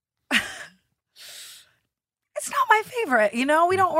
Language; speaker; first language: English; native; English